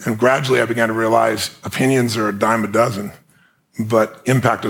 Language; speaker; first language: English; native; English